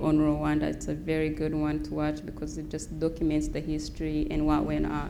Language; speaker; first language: English; non-native, local second language; Kinyarwanda